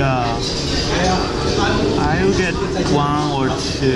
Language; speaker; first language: English; non-native, learner; Japanese